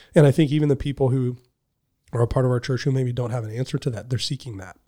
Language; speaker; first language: English; native; English